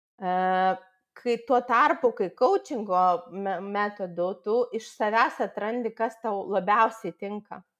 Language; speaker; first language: Lithuanian; non-native, local second language; Russian